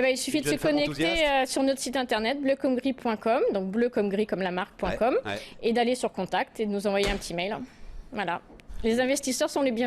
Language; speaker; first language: French; native; French